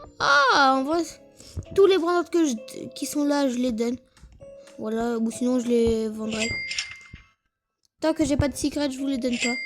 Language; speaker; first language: French; native; French